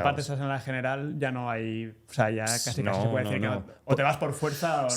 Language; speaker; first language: Spanish; native; Spanish